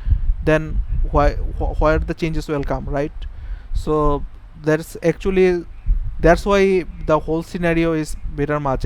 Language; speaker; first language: English; non-native, fluent; Bangla